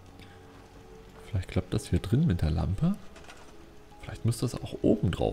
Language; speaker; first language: German; native; German